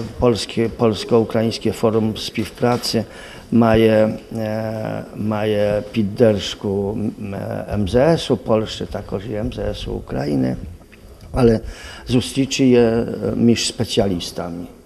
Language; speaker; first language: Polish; non-native, learner; Ukrainian